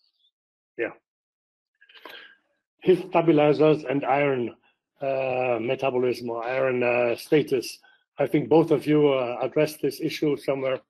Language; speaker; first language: English; non-native, fluent; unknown